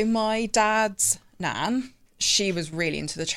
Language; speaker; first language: English; native; English